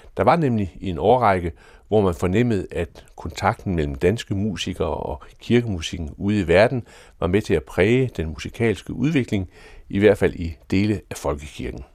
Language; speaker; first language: Danish; native; Danish